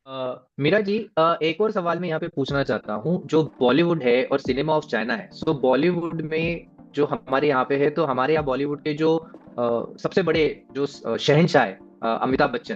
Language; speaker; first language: Hindi; native; Hindi